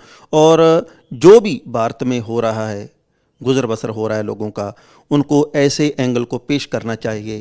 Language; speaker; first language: Hindi; non-native, local second language; Punjabi